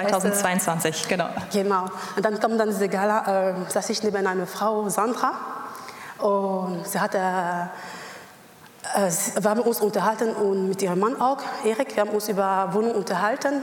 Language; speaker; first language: German; non-native, learner; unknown